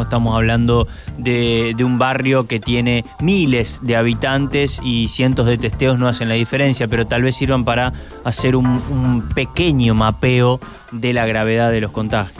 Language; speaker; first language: Spanish; native; Spanish